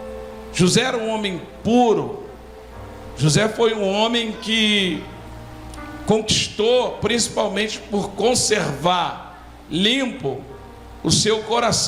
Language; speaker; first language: Portuguese; native; Portuguese